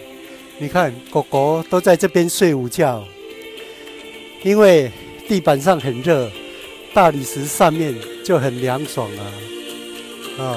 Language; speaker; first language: Chinese; native; Chinese